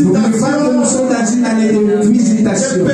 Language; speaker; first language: French; non-native, local second language; Lingala